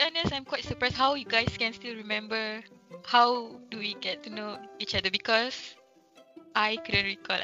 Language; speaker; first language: English; non-native, local second language; Malay